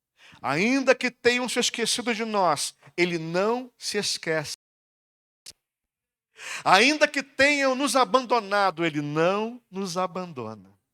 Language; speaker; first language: Portuguese; native; Portuguese